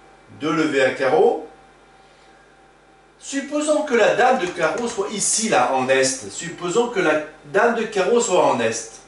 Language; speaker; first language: French; native; French